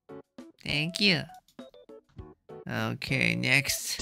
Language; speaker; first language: English; non-native, learner; Japanese